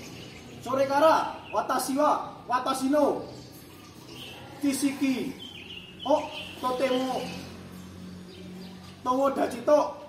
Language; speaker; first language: Japanese; non-native, learner; Indonesian